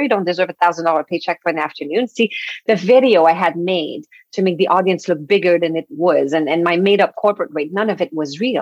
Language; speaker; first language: English; non-native, fluent; French